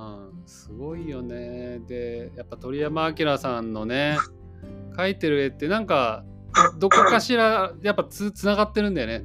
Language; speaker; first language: Japanese; native; Japanese